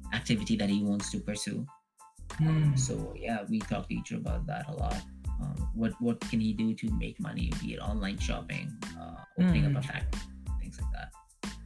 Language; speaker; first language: English; early bilingual, other home language; Hindi